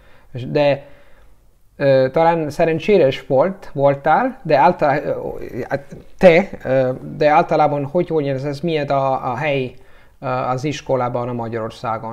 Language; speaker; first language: Hungarian; non-native, learner; Italian